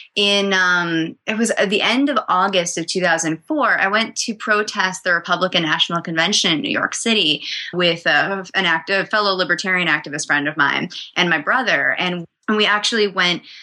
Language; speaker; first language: English; native; English